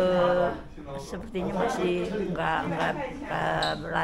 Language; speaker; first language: Indonesian; non-native, local second language; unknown